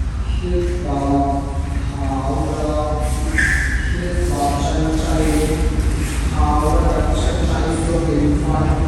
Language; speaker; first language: Vietnamese; non-native, learner; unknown